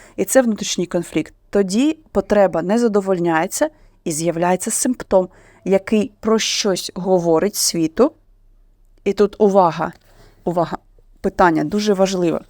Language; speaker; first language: Ukrainian; non-native, local second language; Russian